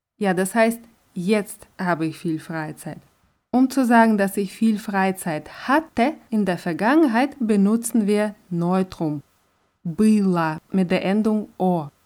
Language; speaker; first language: German; non-native, fluent; Russian